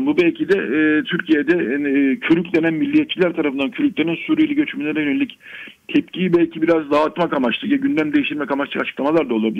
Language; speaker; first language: Turkish; native; Turkish